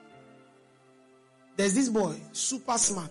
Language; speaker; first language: English; non-native, local second language; Yoruba